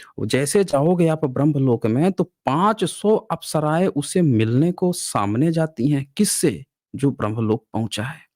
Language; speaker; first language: Hindi; native; Hindi